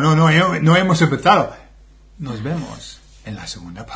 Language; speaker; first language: Spanish; non-native, fluent; English